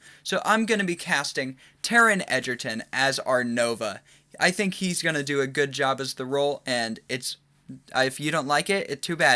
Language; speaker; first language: English; native; English